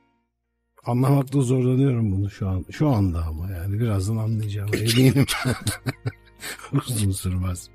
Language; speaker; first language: Turkish; native; Turkish